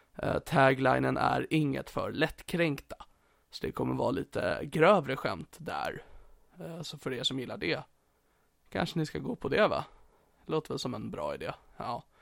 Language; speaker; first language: Swedish; native; Swedish